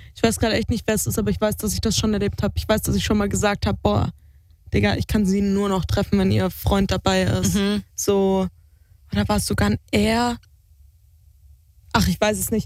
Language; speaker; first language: German; native; German